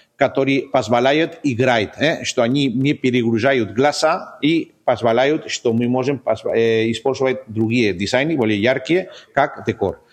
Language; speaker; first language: Russian; non-native, fluent; Spanish